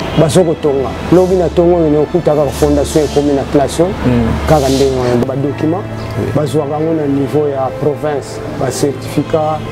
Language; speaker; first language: Lingala; non-native, local second language; Kongo